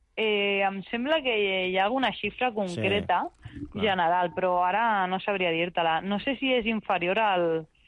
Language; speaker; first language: Catalan; early bilingual, other home language; Spanish